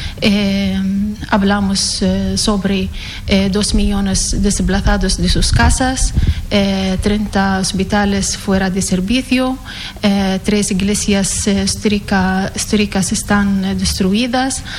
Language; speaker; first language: Spanish; non-native, learner; Arabic